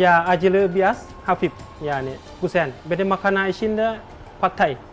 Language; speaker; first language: Turkish; non-native, learner; Thai